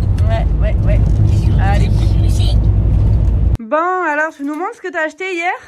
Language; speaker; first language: French; native; French